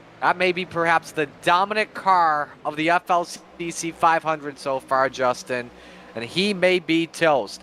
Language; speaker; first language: English; native; English